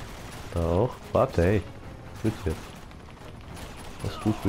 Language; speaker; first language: German; native; German